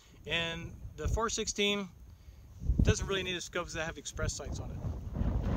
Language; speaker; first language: English; native; English